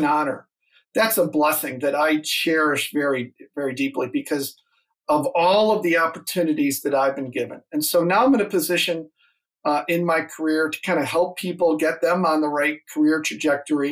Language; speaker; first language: English; native; English